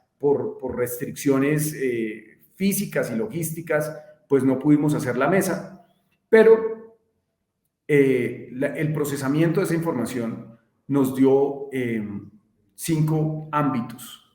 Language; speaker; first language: Spanish; native; Spanish